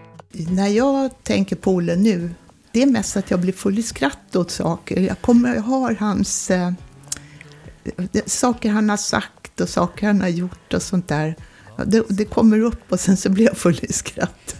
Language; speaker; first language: Swedish; native; Swedish